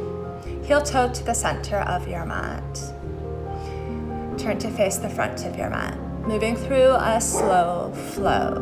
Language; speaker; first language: English; native; English